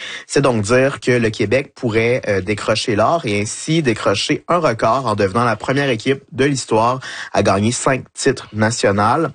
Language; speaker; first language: French; native; French